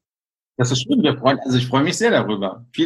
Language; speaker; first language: German; native; German